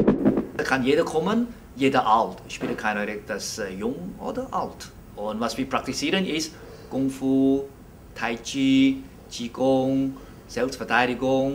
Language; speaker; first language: German; non-native, learner; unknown